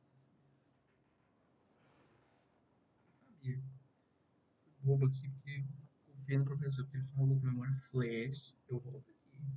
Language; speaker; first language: Portuguese; native; Portuguese